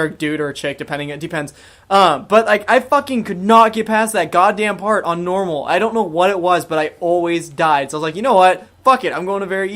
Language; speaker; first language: English; native; English